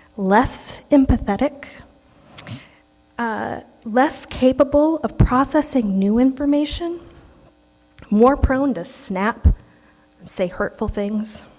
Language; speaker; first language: English; native; English